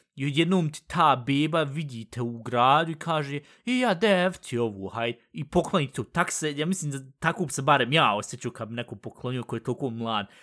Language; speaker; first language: Bosnian; early bilingual, heritage; Bosnian